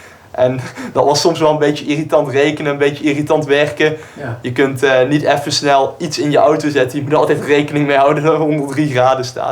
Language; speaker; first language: Dutch; native; Dutch